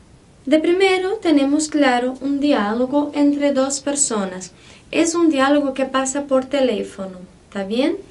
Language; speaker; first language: Spanish; non-native, fluent; Portuguese